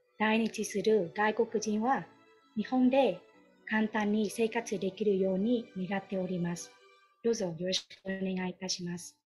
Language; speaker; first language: Japanese; non-native, fluent; Vietnamese